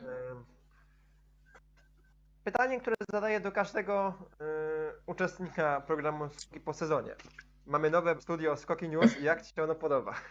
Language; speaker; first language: Polish; native; Polish